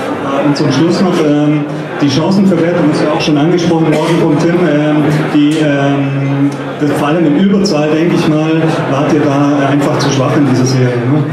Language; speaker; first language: German; native; German